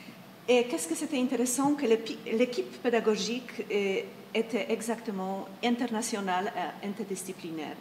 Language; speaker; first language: French; non-native, fluent; Polish